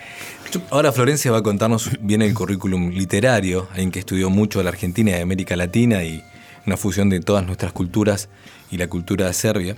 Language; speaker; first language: Spanish; native; Spanish